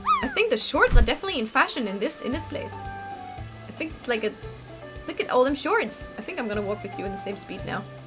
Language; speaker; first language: English; non-native, fluent; German